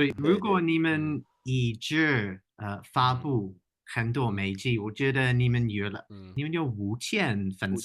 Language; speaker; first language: Chinese; non-native, fluent; English